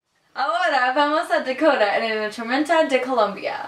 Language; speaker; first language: Spanish; non-native, learner; English